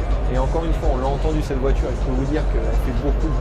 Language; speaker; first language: French; native; French